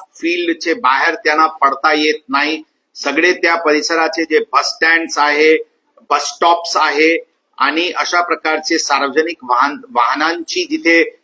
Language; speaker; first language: Marathi; non-native, local second language; Hindi